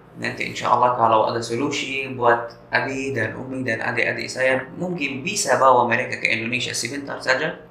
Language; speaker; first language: Indonesian; non-native, fluent; Arabic